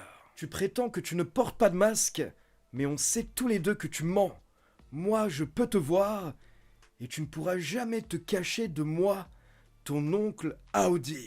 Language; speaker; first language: French; native; French